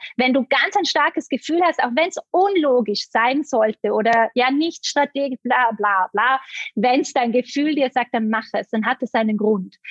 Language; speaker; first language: German; native; German